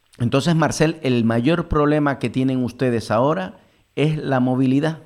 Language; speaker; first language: Spanish; native; Spanish